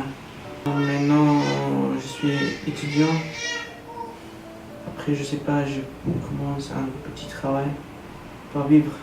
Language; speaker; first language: French; non-native, learner; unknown